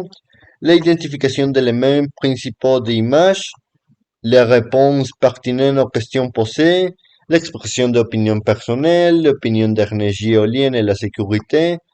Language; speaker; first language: French; non-native, learner; Spanish